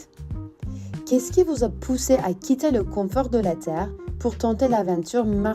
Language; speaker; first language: French; non-native, learner; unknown